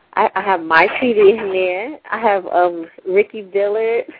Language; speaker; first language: English; native; English